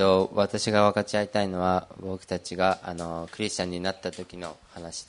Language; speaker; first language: Japanese; early bilingual, other home language; Portuguese